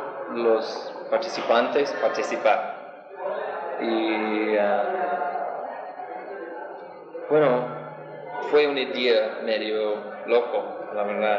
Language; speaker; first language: Spanish; non-native, learner; English